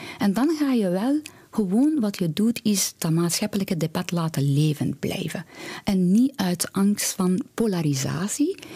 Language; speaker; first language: Dutch; non-native, fluent; Persian